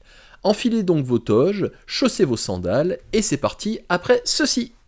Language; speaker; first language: French; native; French